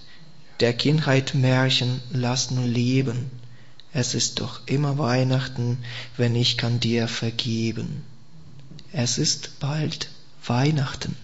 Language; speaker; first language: German; non-native, learner; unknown